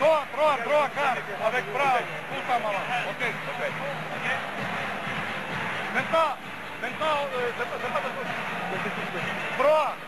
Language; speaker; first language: French; non-native, learner; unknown